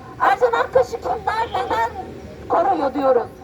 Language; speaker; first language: Turkish; native; Turkish